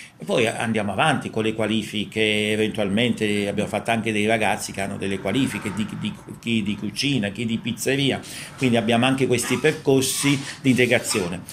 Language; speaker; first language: Italian; native; Italian